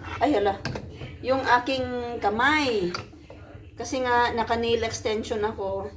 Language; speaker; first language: Filipino; native; Filipino